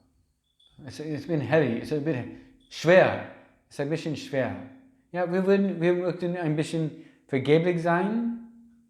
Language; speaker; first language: German; non-native, learner; English